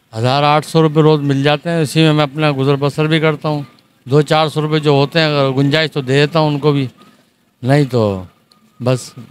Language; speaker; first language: Urdu; native; Urdu